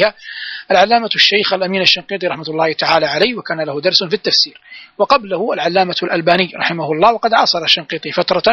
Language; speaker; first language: Arabic; native; Arabic